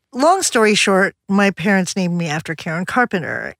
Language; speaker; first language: English; early bilingual, other home language; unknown